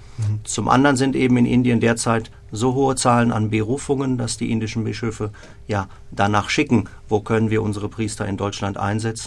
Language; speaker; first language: German; native; German